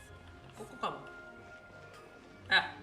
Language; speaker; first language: Japanese; non-native, learner; Indonesian